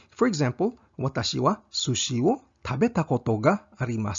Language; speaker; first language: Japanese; non-native, fluent; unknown